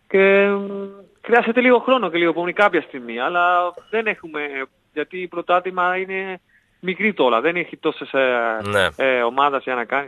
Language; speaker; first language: Greek; non-native, learner; Spanish